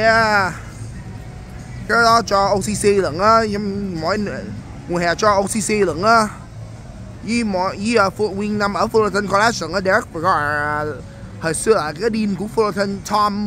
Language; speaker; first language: Vietnamese; early bilingual, heritage; Vietnamese